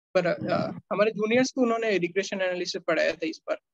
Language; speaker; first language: Hindi; non-native, local second language; Bangla